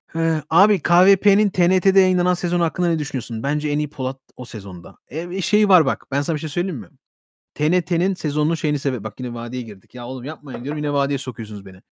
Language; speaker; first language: Turkish; early bilingual, heritage; Turkish